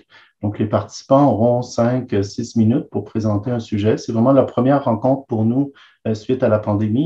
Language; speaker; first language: French; native; French